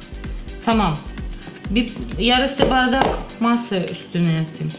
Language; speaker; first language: Turkish; non-native, learner; Russian